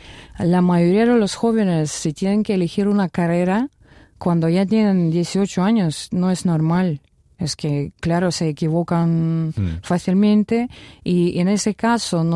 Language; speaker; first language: Spanish; non-native, fluent; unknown